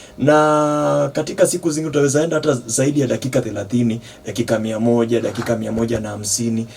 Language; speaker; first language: Swahili; non-native, local second language; Gusii